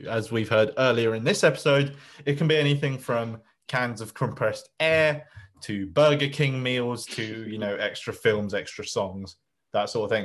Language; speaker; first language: English; native; English